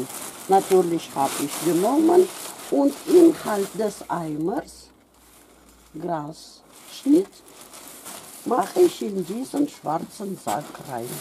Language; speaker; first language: German; non-native, fluent; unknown